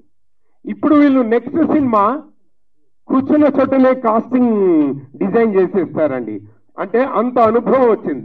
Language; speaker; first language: Telugu; native; Telugu